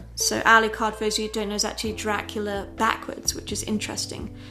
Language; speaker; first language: English; native; English